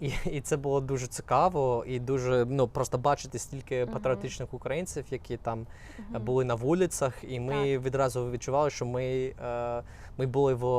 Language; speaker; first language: Ukrainian; non-native, fluent; English